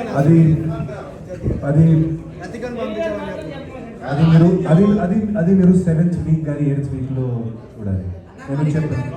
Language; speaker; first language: Telugu; non-native, fluent; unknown